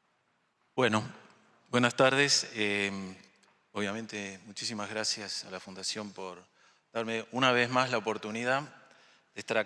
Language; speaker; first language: Spanish; native; Spanish